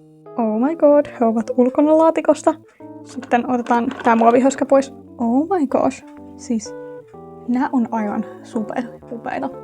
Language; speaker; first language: Finnish; native; Finnish